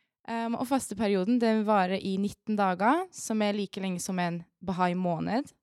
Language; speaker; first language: Norwegian; early bilingual, other home language; Persian